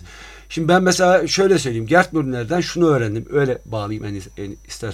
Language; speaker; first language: Turkish; native; Turkish